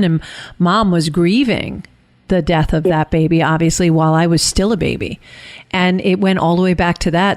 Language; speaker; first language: English; native; English